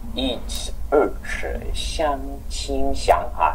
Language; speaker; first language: Chinese; non-native, learner; Spanish